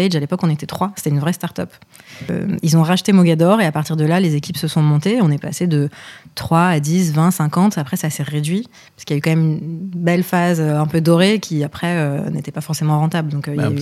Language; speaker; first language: French; early bilingual, other home language; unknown